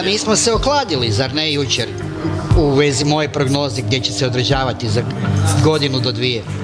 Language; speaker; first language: Croatian; native; Croatian